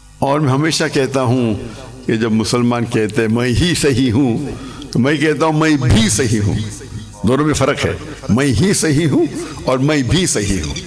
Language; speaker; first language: Urdu; non-native, local second language; English